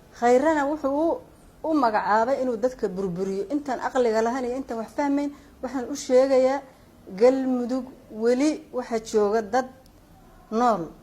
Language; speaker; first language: Somali; native; Somali